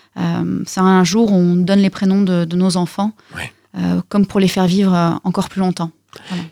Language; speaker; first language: French; early bilingual, other home language; Russian